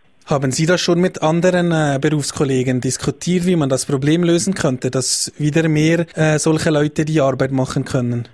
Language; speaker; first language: German; native; German